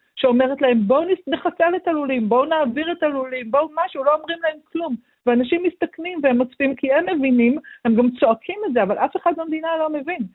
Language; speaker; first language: Hebrew; native; Hebrew